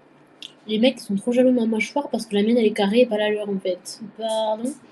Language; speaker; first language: French; native; French